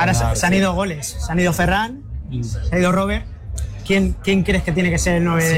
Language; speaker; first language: Spanish; native; Spanish